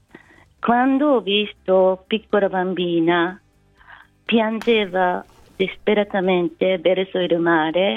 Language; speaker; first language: Italian; non-native, fluent; Japanese